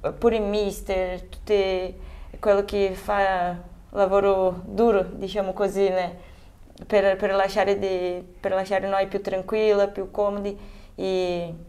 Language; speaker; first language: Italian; non-native, fluent; Portuguese